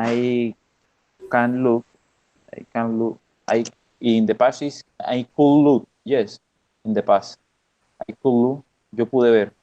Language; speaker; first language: English; non-native, learner; Spanish